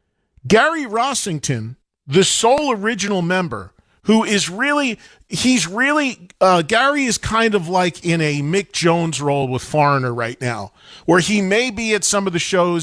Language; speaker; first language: English; native; English